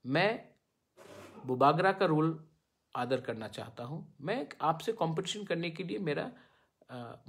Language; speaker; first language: Hindi; non-native, local second language; Bangla